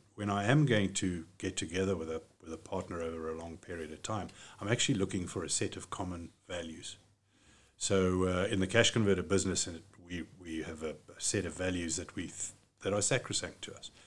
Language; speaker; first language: English; native; English